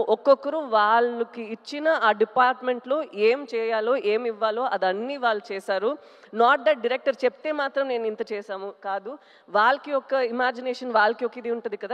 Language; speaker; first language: Telugu; non-native, local second language; Tamil